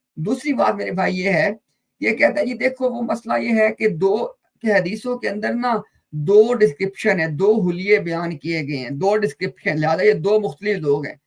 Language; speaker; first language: Urdu; native; Urdu